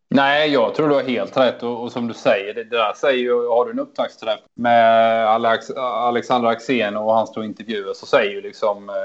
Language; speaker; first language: Swedish; native; Swedish